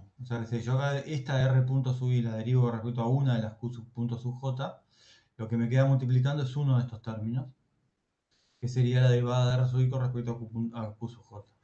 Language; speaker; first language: Spanish; native; Spanish